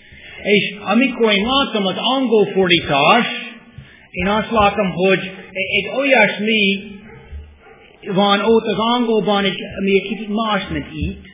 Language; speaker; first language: Hungarian; non-native, fluent; English